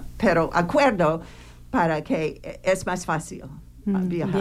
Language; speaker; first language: Spanish; non-native, learner; English